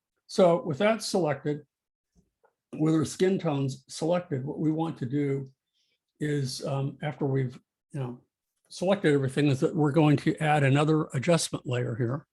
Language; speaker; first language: English; native; English